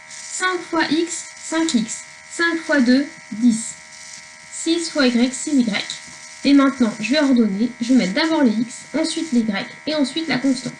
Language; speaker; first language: French; native; French